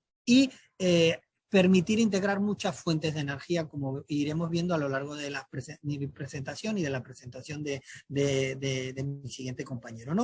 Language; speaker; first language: Spanish; native; Spanish